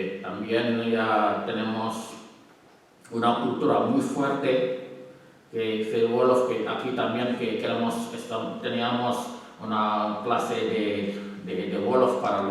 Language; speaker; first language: Spanish; non-native, learner; Wolof